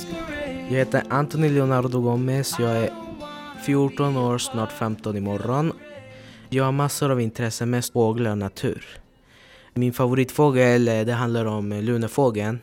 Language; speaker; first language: Swedish; early bilingual, other home language; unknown